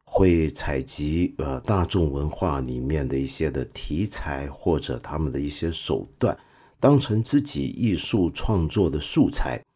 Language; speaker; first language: Chinese; non-native, local second language; Cantonese